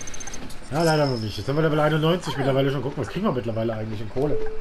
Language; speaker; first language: German; native; German